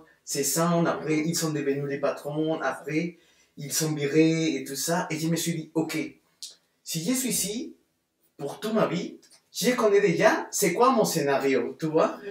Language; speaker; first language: French; non-native, fluent; Spanish